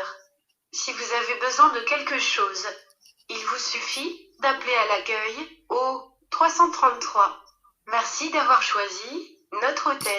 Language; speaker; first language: French; native; French